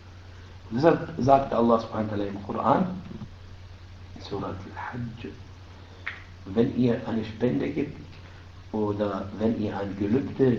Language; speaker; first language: German; non-native, fluent; Arabic